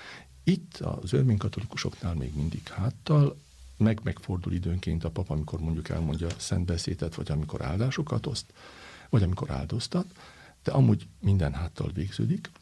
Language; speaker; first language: Hungarian; native; Hungarian